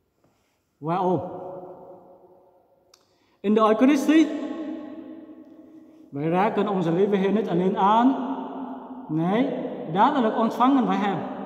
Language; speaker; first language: Dutch; non-native, fluent; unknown